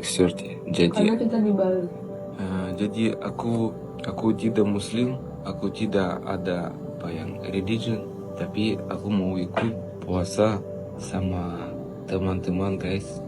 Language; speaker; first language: Indonesian; non-native, learner; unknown